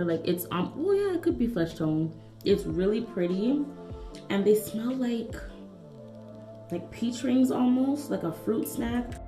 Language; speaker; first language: English; native; English